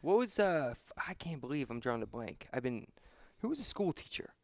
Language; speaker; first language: English; native; English